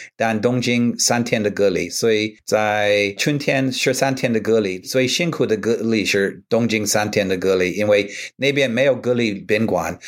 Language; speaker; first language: Chinese; non-native, fluent; English